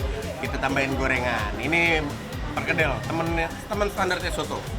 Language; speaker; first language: Indonesian; native; Indonesian